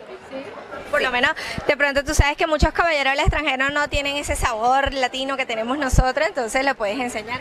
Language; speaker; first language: Spanish; native; Spanish